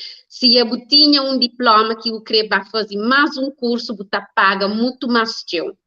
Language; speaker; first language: Portuguese; non-native, learner; Kabuverdianu